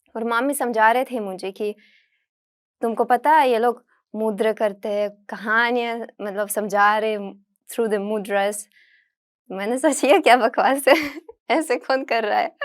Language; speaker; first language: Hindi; non-native, fluent; Russian